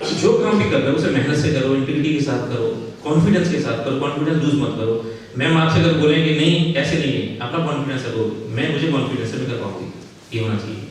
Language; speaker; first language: Hindi; native; Hindi